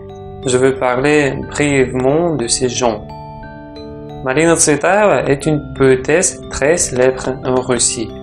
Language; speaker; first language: French; non-native, fluent; Russian